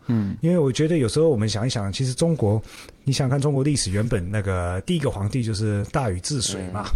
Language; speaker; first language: Chinese; native; Chinese